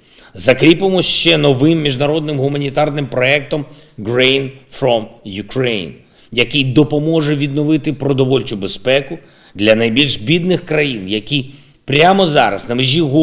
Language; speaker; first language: Ukrainian; non-native, local second language; Russian